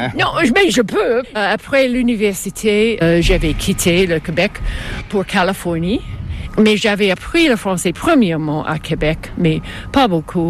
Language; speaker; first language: French; non-native, fluent; English